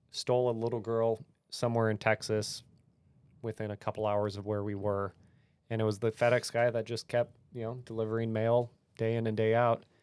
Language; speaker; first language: English; native; English